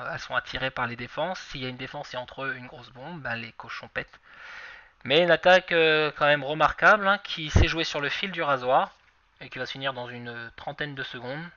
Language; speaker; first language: French; native; French